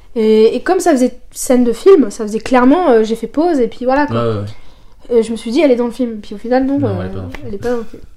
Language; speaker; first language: French; native; French